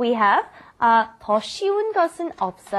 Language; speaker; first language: Korean; non-native, fluent; English